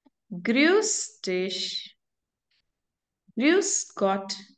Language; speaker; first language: German; non-native, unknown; Hindi